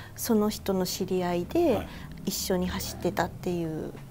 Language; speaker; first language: Japanese; native; Japanese